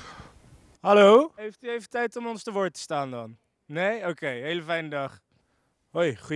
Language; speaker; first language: Dutch; native; Dutch